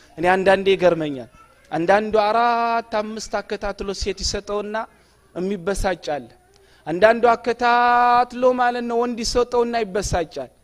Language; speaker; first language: Amharic; non-native, local second language; Oromo